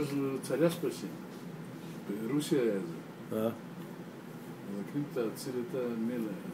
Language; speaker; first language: Hebrew; non-native, learner; Russian